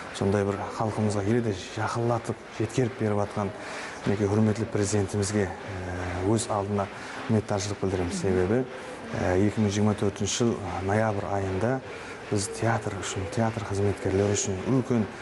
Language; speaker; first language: Uzbek; non-native, local second language; Kara-Kalpak